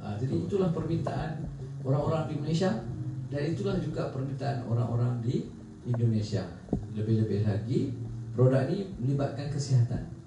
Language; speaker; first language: Malay; native; Malay